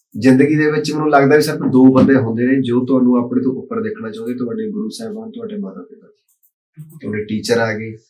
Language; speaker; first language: Punjabi; native; Punjabi